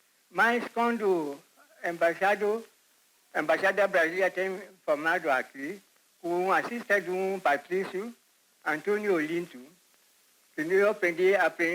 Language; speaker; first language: Portuguese; early bilingual, heritage; Portuguese